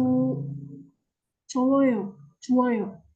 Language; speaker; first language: Korean; non-native, learner; Indonesian